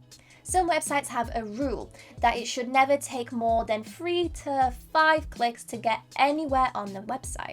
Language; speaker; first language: English; non-native, fluent; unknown